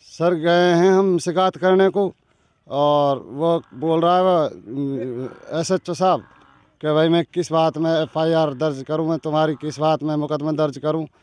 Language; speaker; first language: Hindi; native; Hindi